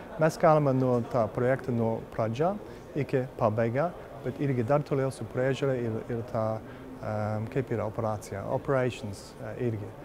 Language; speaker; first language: Lithuanian; early bilingual, heritage; Lithuanian